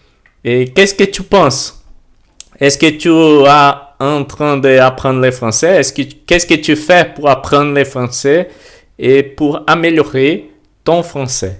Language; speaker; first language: French; non-native, learner; Portuguese